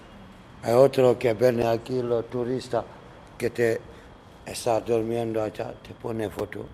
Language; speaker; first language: Spanish; non-native, learner; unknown